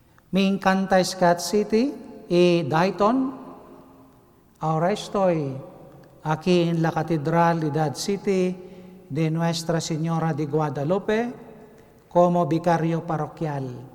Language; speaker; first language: Spanish; non-native, learner; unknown